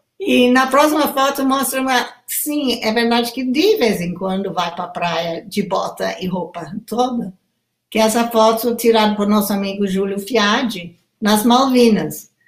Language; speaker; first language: Portuguese; non-native, fluent; English